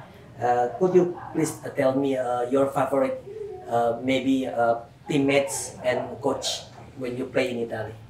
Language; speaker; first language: English; non-native, learner; Indonesian